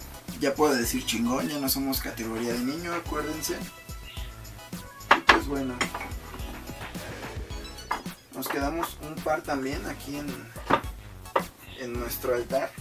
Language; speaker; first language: Spanish; native; Spanish